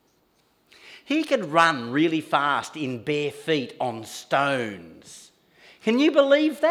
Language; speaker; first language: English; native; English